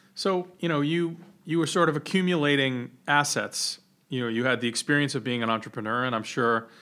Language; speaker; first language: English; native; English